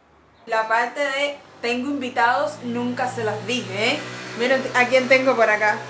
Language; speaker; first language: Spanish; native; Spanish